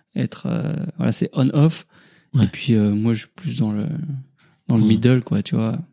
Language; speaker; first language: French; native; French